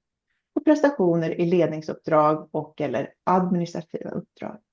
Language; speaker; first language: Swedish; native; Swedish